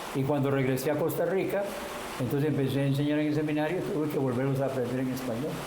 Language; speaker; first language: Spanish; non-native, local second language; English